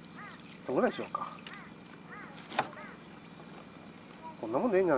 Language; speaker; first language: Japanese; native; Japanese